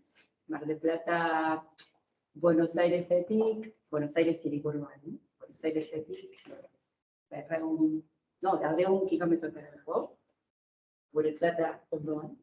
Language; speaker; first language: Basque; non-native, fluent; Spanish